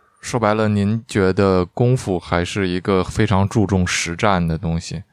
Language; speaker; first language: Chinese; native; Chinese